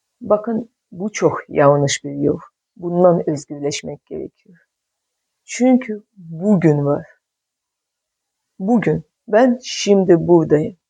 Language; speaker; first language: Turkish; non-native, fluent; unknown